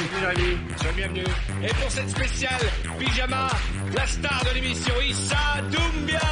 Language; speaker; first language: French; native; French